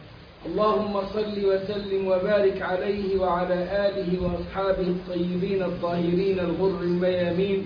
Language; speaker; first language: Arabic; native; Arabic